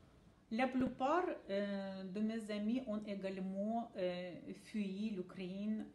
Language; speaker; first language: French; non-native, learner; Ukrainian